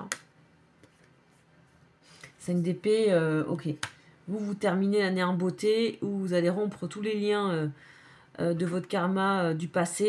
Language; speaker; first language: French; native; French